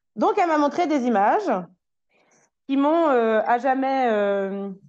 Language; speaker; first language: French; native; French